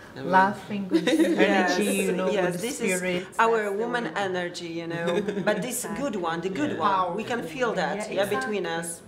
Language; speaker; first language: English; non-native, learner; Polish